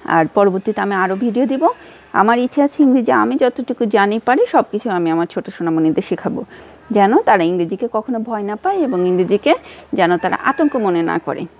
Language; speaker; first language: Bangla; native; Bangla